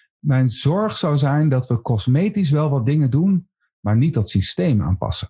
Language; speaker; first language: Dutch; native; Dutch